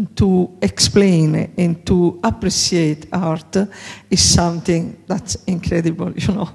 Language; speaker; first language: English; non-native, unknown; Italian